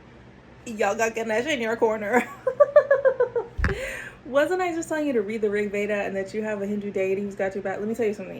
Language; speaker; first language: English; native; English